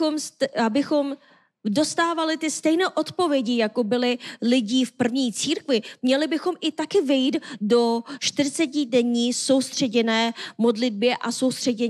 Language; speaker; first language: Czech; non-native, learner; Korean